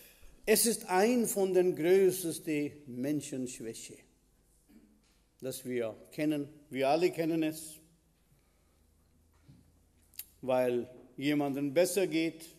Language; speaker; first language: German; non-native, fluent; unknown